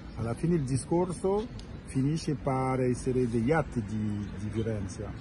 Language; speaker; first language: Italian; non-native, fluent; French